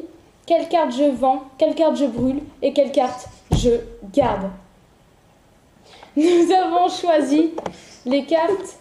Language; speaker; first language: French; native; French